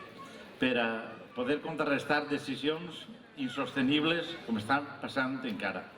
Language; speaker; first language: Catalan; native; Catalan